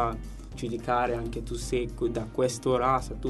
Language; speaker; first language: Italian; non-native, learner; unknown